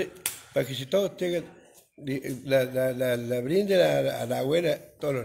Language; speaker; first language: Spanish; native; Spanish